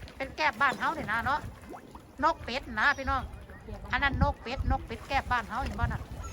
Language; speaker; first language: Thai; native; Thai